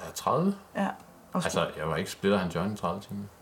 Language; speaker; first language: Danish; native; Danish